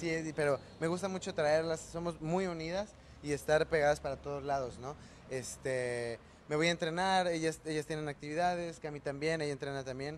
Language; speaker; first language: Spanish; native; Spanish